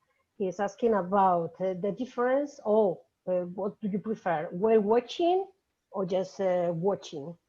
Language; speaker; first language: English; non-native, fluent; Spanish